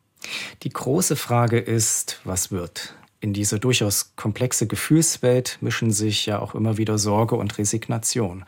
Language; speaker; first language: German; native; German